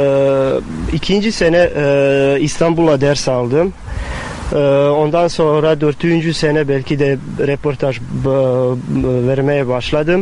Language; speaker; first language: Turkish; non-native, fluent; Bosnian